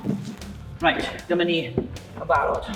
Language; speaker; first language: Welsh; non-native, local second language; English